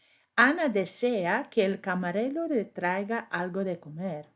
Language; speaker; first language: Spanish; non-native, fluent; English